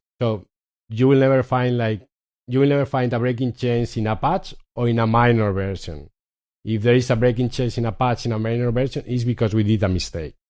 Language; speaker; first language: English; non-native, fluent; Spanish